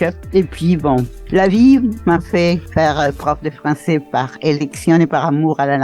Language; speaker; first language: French; non-native, fluent; Spanish